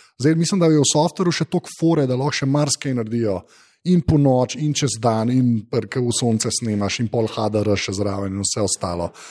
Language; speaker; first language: Slovenian; native; Slovenian